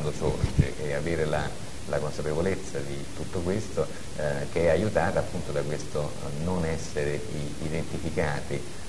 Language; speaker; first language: Italian; native; Italian